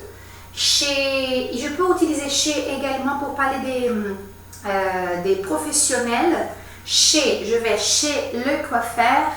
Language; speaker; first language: French; non-native, fluent; Portuguese